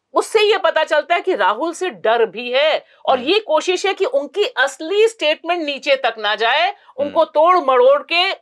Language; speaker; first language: Hindi; native; Hindi